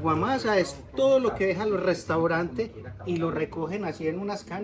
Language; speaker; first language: Spanish; native; Spanish